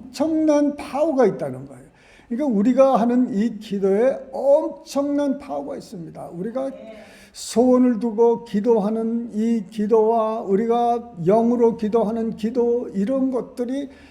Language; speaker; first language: Korean; native; Korean